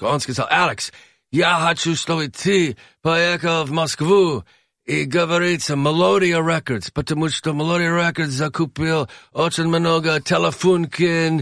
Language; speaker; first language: Russian; non-native, learner; English